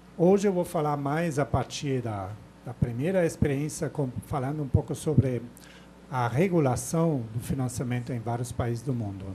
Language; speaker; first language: Portuguese; non-native, fluent; German